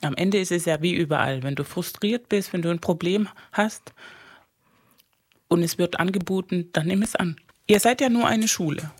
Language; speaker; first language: German; non-native, fluent; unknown